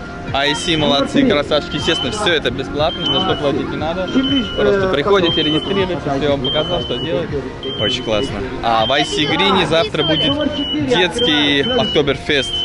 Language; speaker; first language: Russian; native; Russian